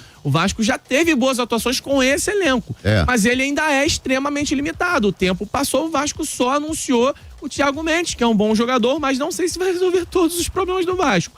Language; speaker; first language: Portuguese; native; Portuguese